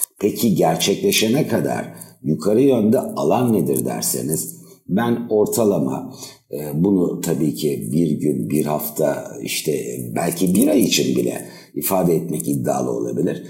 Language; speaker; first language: Turkish; native; Turkish